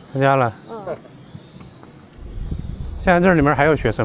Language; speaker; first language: Chinese; native; Chinese